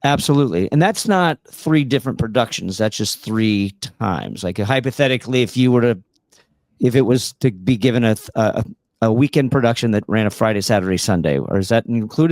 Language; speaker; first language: English; native; English